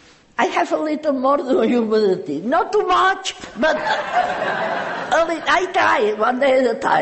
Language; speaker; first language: English; non-native, learner; Catalan